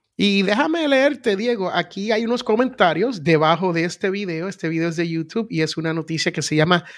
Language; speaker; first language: Spanish; early bilingual, heritage; Spanish